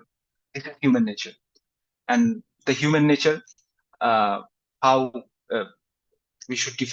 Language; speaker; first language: English; non-native, fluent; Bangla